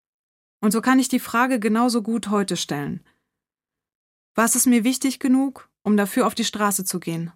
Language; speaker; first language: German; native; German